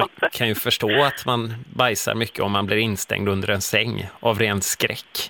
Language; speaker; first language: Swedish; native; Swedish